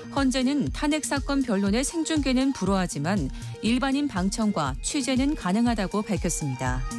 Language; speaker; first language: Korean; native; Korean